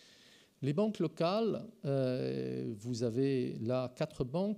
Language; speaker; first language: French; native; French